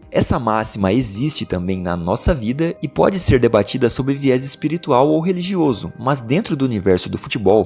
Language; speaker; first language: Portuguese; native; Portuguese